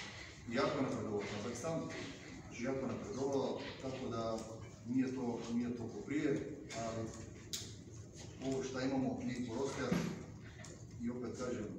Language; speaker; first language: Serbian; non-native, learner; Bulgarian